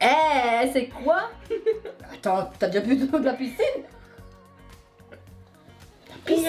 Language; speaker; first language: French; native; French